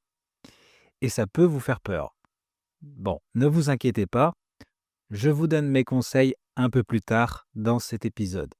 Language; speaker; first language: French; native; French